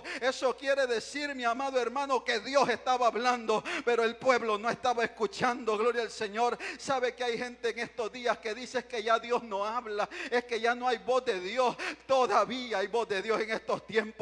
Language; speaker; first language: Spanish; native; Spanish